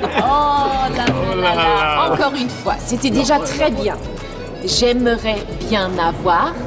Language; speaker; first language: French; non-native, learner; German